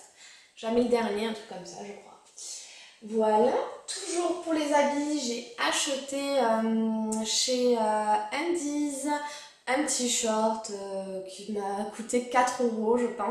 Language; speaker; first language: French; native; French